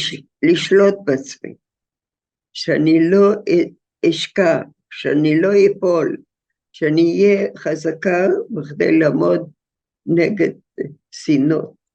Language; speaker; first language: Hebrew; non-native, fluent; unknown